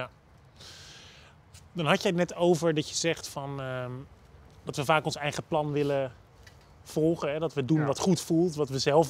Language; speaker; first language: Dutch; native; Dutch